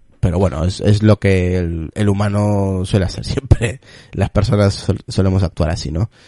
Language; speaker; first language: Spanish; native; Spanish